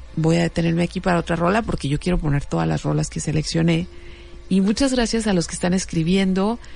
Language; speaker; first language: Spanish; native; Spanish